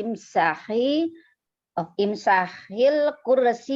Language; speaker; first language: Arabic; non-native, learner; Indonesian